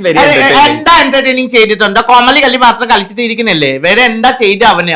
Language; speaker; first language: Malayalam; non-native, local second language; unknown